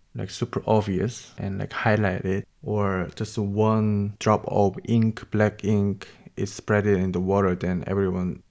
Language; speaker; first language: English; non-native, learner; Korean